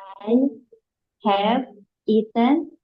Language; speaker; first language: English; non-native, learner; Indonesian